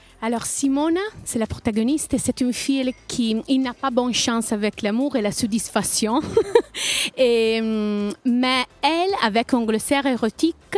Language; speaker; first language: French; non-native, learner; Italian